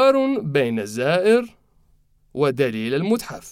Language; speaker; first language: Arabic; non-native, fluent; Persian